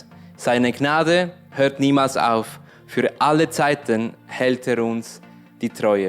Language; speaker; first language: German; native; German